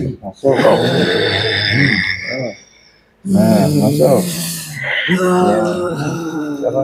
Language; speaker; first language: Indonesian; native; Indonesian